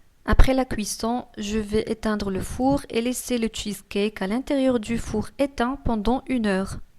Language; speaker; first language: French; non-native, local second language; Arabic